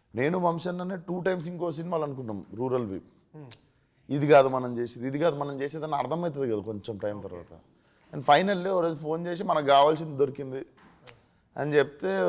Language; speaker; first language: Telugu; native; Telugu